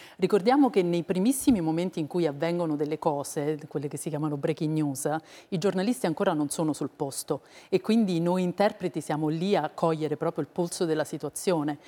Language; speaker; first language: Italian; native; Italian